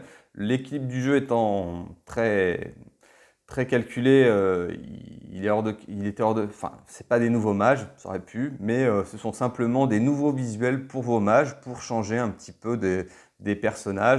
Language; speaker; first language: French; native; French